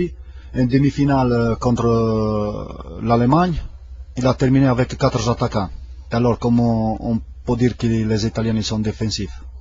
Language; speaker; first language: French; non-native, fluent; Italian